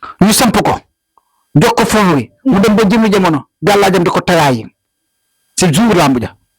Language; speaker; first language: Wolof; native; Wolof